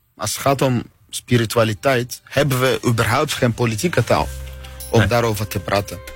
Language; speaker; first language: Dutch; non-native, fluent; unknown